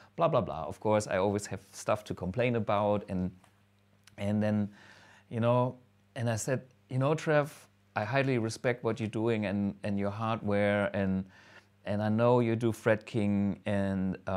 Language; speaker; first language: English; non-native, fluent; German